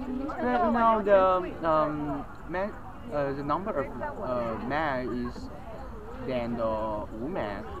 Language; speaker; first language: English; non-native, learner; Chinese